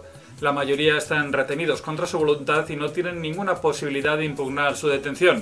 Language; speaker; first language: Spanish; native; Spanish